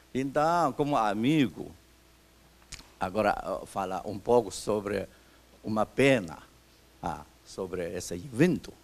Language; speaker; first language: Portuguese; non-native, fluent; Chinese